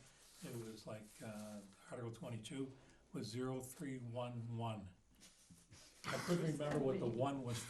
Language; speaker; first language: English; native; English